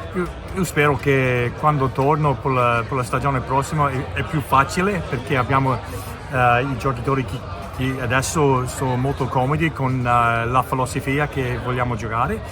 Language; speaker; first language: Italian; non-native, learner; English